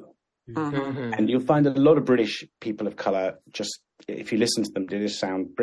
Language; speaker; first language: English; native; English